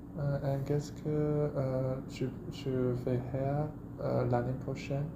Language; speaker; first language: French; non-native, learner; Chinese